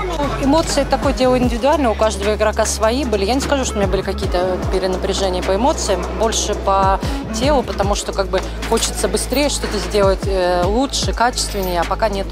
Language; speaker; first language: Russian; native; Russian